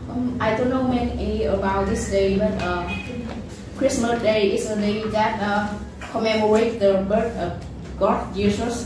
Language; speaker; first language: English; non-native, learner; Vietnamese